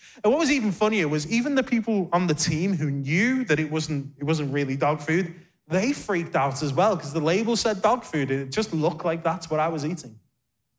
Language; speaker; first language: English; native; English